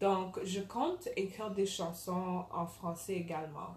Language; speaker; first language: French; early bilingual, other home language; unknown